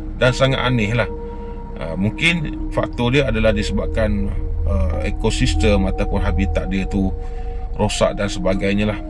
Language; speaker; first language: Malay; native; Malay